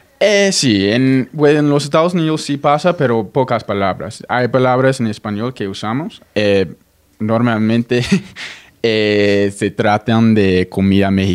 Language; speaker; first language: Spanish; non-native, fluent; English